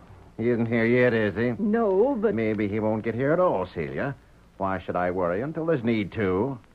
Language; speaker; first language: English; native; English